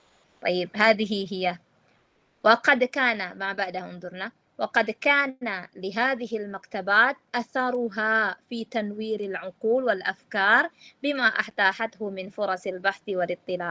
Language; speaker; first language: Arabic; non-native, fluent; Indonesian